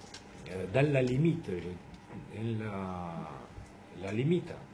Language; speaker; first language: Italian; non-native, fluent; French